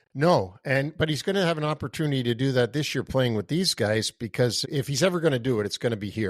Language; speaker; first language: English; native; English